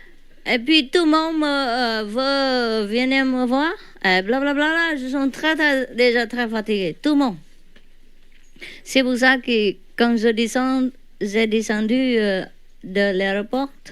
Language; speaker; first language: French; non-native, learner; Vietnamese